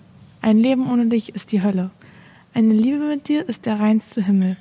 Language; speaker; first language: German; native; German